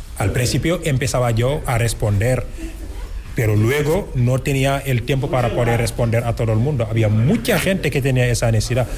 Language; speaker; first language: Spanish; non-native, fluent; Wolof